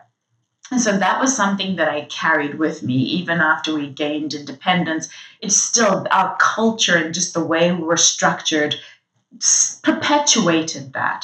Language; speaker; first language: English; non-native, local second language; Shona